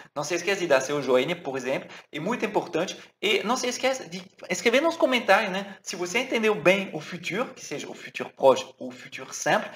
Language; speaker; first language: Portuguese; non-native, fluent; French